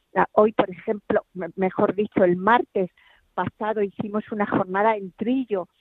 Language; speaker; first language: Spanish; native; Spanish